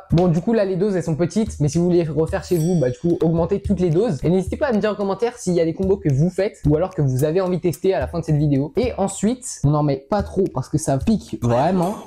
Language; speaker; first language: French; native; French